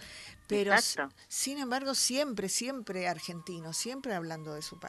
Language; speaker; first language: Spanish; native; Spanish